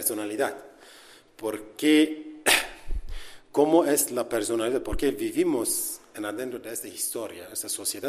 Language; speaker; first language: Spanish; non-native, learner; Kurdish